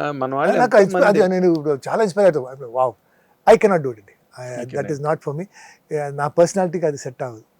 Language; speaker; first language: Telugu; non-native, local second language; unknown